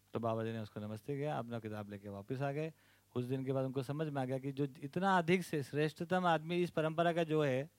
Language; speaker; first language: Hindi; native; Hindi